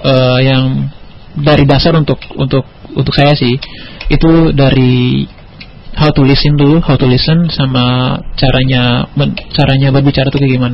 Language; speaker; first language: English; non-native, learner; Indonesian